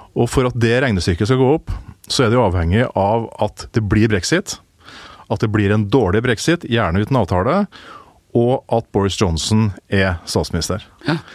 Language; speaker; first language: Norwegian; native; Norwegian